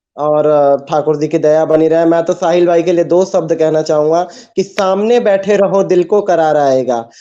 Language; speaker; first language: Hindi; native; Hindi